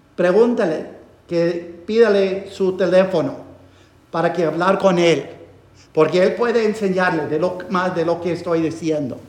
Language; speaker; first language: Spanish; non-native, fluent; English